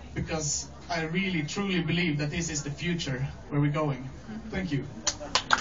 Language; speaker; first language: English; non-native, fluent; Swedish